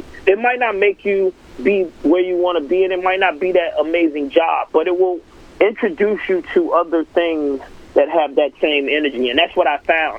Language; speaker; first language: English; native; English